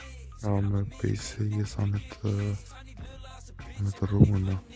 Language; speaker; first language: Dutch; early bilingual, other home language; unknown